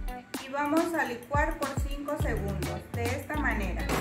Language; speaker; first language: Spanish; native; Spanish